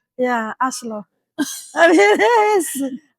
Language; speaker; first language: English; non-native, learner; Indonesian